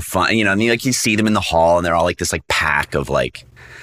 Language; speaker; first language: English; native; English